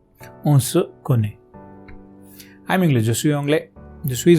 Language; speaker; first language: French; non-native, learner; Hindi